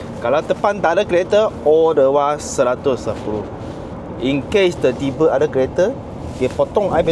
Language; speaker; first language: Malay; non-native, local second language; Chinese